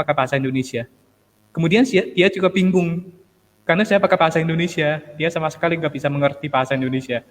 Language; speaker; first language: Indonesian; non-native, fluent; Armenian